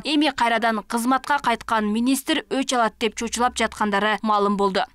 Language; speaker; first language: Kyrgyz; native; Kyrgyz